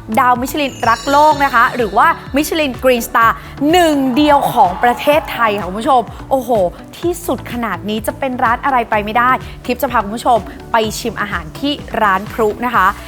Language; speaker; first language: Thai; native; Thai